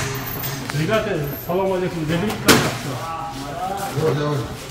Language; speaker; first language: Russian; non-native, learner; Tajik